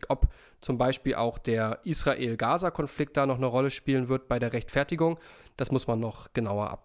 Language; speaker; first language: German; native; German